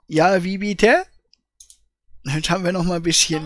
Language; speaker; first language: German; native; German